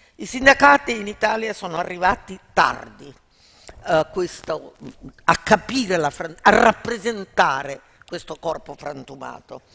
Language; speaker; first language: Italian; native; Italian